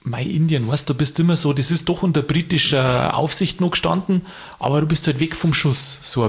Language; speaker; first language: German; native; German